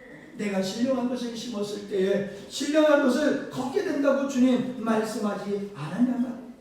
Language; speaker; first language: Korean; native; Korean